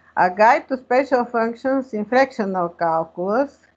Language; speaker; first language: English; non-native, fluent; Bulgarian